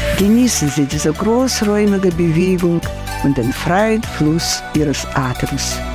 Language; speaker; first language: German; non-native, fluent; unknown